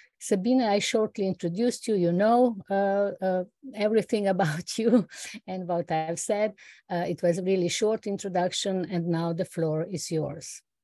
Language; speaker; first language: English; non-native, fluent; Slovenian